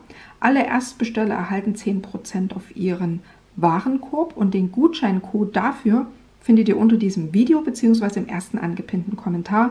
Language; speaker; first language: German; native; German